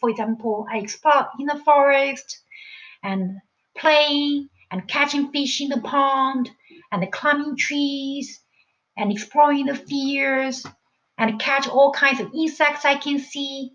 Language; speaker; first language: English; non-native, fluent; Chinese